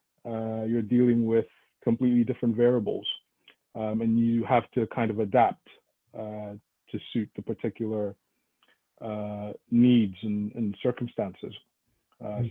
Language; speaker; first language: English; non-native, local second language; Yoruba